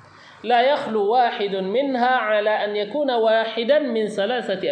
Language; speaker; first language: Arabic; non-native, fluent; Indonesian